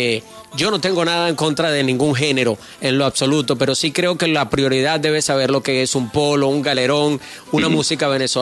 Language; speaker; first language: Spanish; native; Spanish